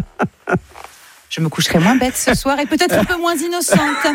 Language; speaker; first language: French; native; French